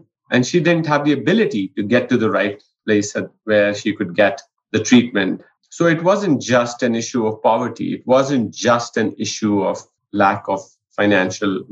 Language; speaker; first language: English; non-native, local second language; Punjabi